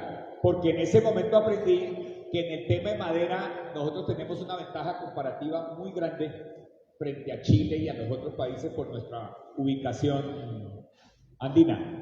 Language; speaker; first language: Spanish; native; Spanish